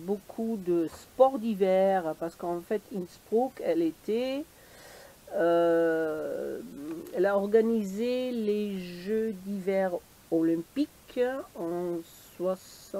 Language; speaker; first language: French; native; French